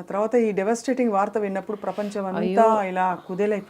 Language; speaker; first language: Telugu; native; Telugu